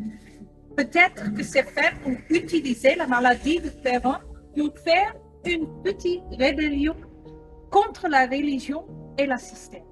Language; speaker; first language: French; non-native, learner; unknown